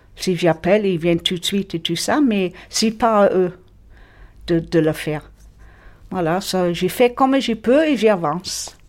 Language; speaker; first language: French; non-native, fluent; English